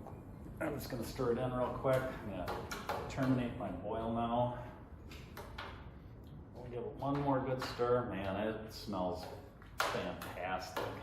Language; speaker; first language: English; native; English